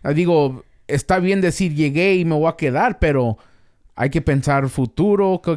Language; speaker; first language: Spanish; early bilingual, other home language; English